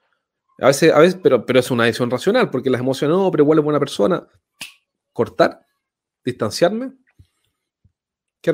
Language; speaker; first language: Spanish; native; Spanish